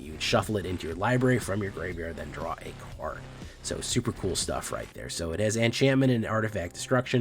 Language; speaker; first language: English; native; English